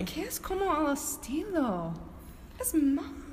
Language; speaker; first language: Spanish; non-native, learner; English